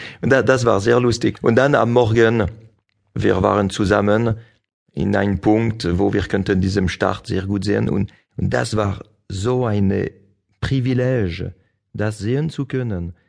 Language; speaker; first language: German; non-native, local second language; French